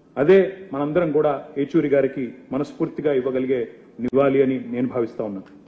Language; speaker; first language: Telugu; native; Telugu